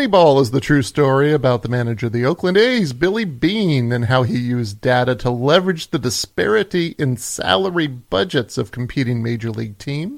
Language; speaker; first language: English; native; English